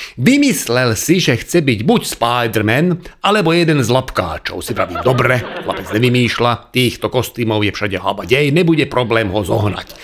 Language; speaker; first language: Slovak; non-native, local second language; Hungarian